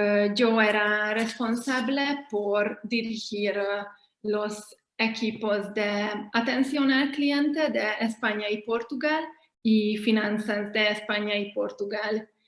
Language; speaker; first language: Spanish; non-native, fluent; Hungarian